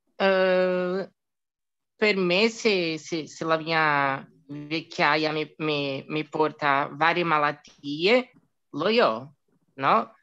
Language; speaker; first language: Italian; non-native, learner; Portuguese